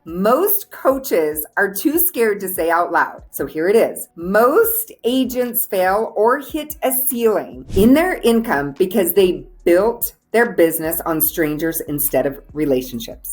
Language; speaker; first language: English; native; English